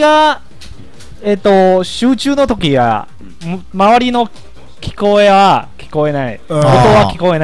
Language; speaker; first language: Japanese; non-native, learner; Chinese